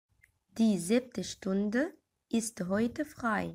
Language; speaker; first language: German; non-native, fluent; Arabic